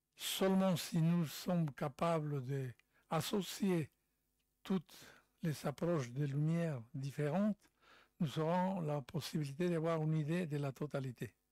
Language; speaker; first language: French; non-native, fluent; Spanish